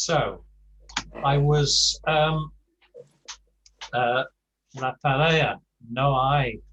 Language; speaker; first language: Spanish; non-native, learner; English